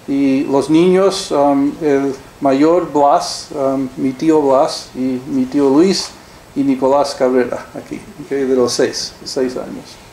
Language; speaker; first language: Spanish; early bilingual, heritage; Spanish